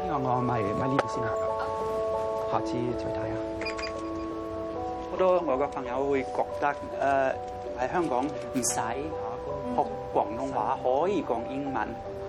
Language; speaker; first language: Cantonese; non-native, fluent; German